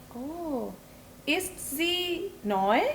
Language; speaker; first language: German; non-native, learner; Hindi